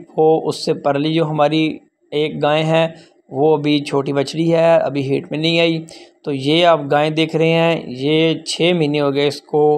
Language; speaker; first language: Urdu; non-native, local second language; Punjabi